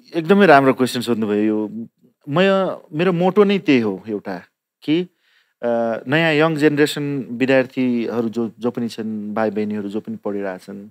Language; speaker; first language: Nepali; non-native, local second language; Maithili